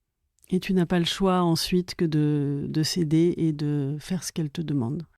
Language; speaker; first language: French; native; French